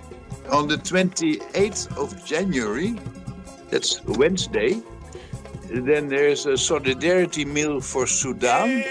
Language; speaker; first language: English; non-native, fluent; Dutch